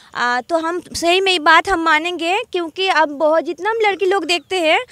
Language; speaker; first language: Hindi; non-native, local second language; Bangla